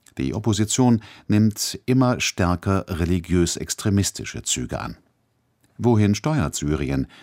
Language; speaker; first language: German; native; German